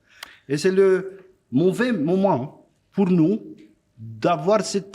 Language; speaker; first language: French; non-native, fluent; Romanian